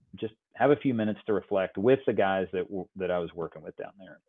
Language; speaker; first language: English; native; English